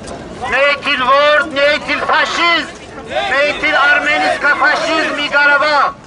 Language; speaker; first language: Swedish; non-native, learner; Azerbaijani